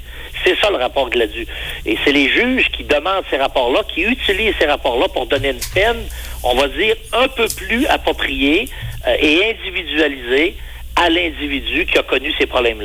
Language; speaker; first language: French; native; French